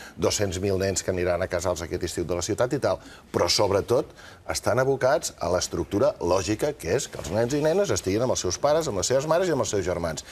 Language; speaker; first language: Catalan; native; Catalan